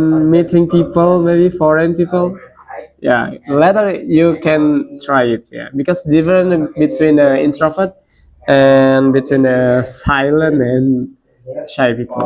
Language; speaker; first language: English; non-native, learner; Indonesian